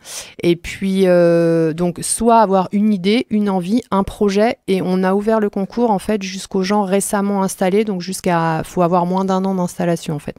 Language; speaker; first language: French; native; French